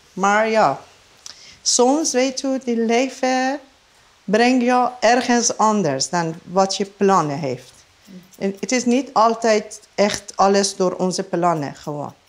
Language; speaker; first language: Dutch; non-native, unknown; Persian